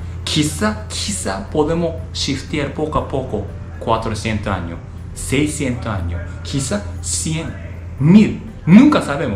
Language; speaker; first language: Spanish; non-native, learner; Japanese